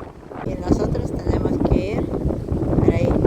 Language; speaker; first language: Spanish; non-native, fluent; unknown